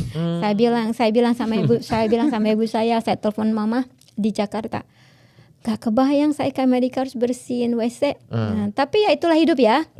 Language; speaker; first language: Indonesian; native; Indonesian